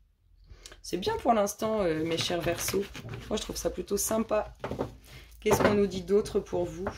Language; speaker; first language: French; native; French